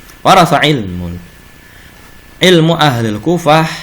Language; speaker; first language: Arabic; non-native, fluent; Indonesian